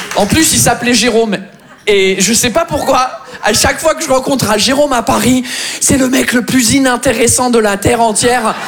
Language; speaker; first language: French; non-native, fluent; English